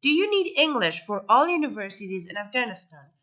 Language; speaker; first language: English; non-native, fluent; Persian